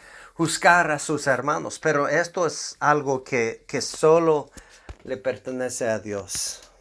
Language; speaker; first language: Spanish; non-native, fluent; English